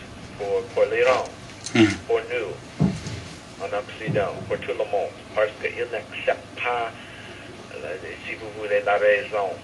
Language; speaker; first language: French; non-native, fluent; English